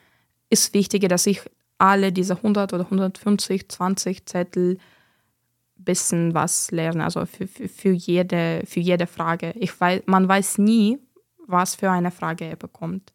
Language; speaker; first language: German; non-native, fluent; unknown